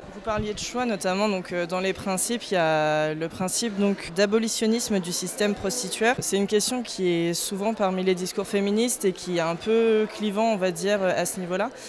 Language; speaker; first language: French; native; French